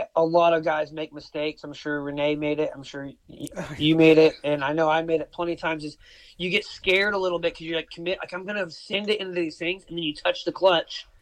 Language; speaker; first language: English; native; English